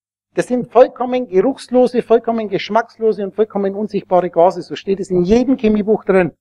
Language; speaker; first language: German; native; German